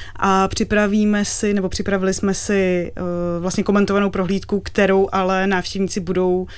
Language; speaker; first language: Czech; native; Czech